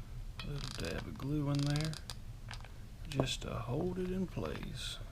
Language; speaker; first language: English; native; English